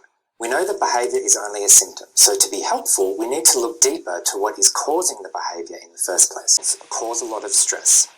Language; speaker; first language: English; native; English